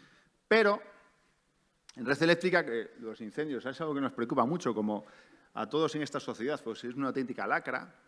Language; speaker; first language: Spanish; native; Spanish